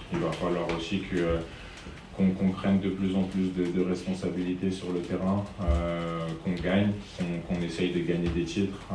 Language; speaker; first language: French; native; French